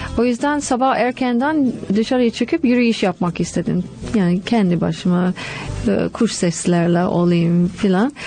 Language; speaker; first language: Turkish; non-native, fluent; English